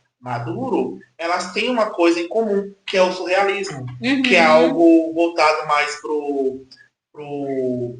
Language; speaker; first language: Portuguese; native; Portuguese